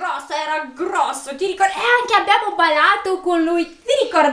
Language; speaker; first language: Italian; native; Italian